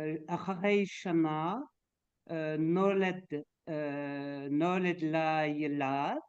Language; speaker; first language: Hebrew; non-native, learner; French